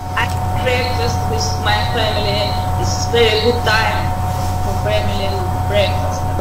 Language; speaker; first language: English; non-native, learner; Russian